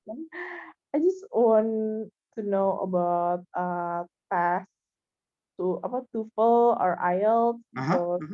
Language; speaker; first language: English; non-native, learner; Indonesian